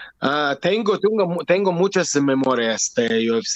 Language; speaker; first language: Spanish; non-native, learner; Russian